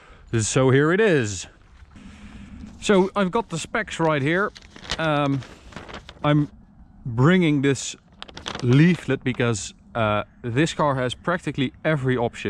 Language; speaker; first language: English; non-native, fluent; Dutch